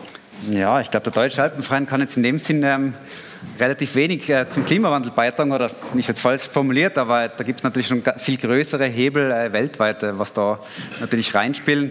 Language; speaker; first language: German; native; German